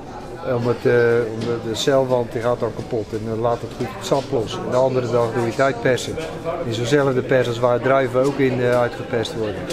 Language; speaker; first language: Dutch; native; Dutch